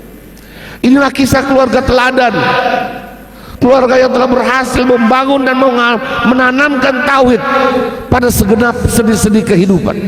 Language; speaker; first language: Indonesian; native; Indonesian